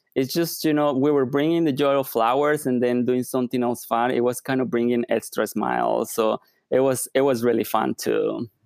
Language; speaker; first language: English; non-native, fluent; Spanish